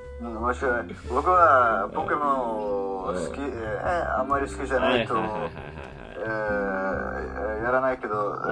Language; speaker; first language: Japanese; non-native, learner; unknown